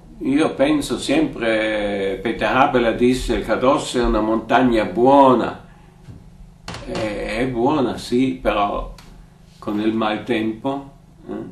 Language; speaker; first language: Italian; non-native, fluent; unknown